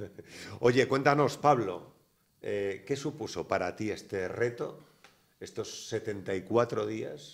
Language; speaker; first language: Spanish; native; Spanish